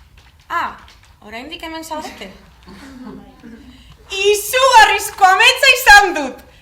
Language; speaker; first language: Basque; non-native, local second language; Spanish